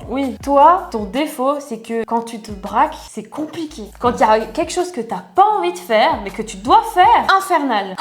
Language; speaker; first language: French; native; French